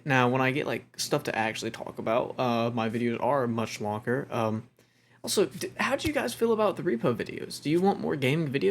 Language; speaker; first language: English; native; English